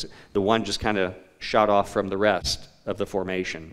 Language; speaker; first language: English; native; English